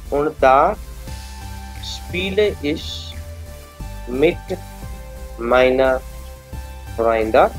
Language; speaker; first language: German; non-native, learner; Hindi